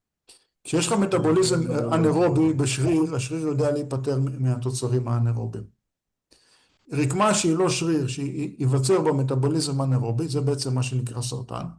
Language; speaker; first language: Hebrew; native; Hebrew